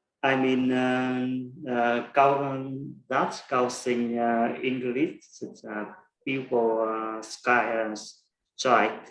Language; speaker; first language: English; non-native, learner; Vietnamese